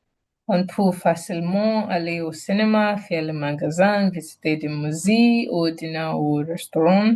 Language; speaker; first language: French; non-native, learner; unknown